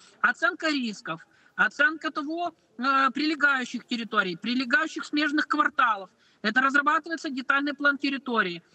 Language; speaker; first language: Russian; native; Russian